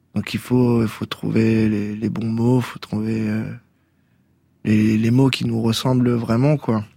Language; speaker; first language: French; native; French